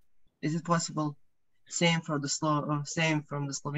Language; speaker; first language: English; non-native, fluent; Croatian